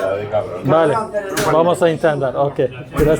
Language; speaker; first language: Spanish; non-native, learner; Turkish